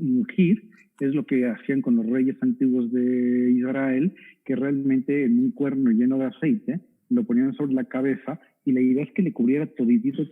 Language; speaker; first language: Spanish; native; Spanish